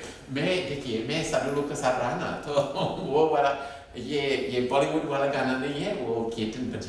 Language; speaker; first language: Hindi; non-native, fluent; English